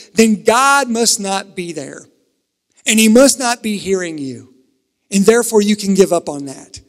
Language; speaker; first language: English; native; English